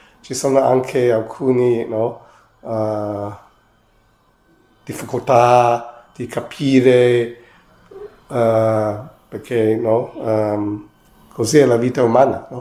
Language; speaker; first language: Italian; non-native, fluent; Cantonese